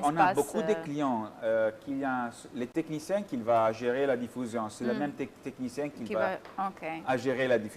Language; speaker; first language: French; non-native, fluent; Italian